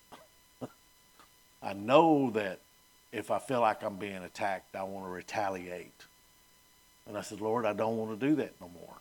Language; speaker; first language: English; native; English